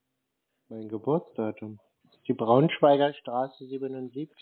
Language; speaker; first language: German; native; German